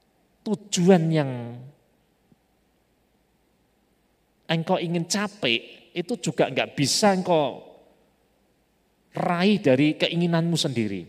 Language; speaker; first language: Indonesian; native; Indonesian